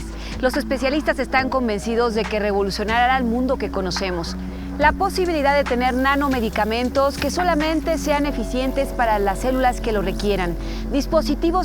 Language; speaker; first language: Spanish; native; Spanish